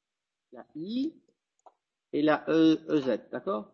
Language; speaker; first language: French; non-native, fluent; Spanish